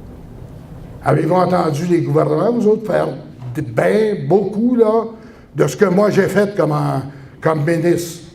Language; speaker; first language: French; native; French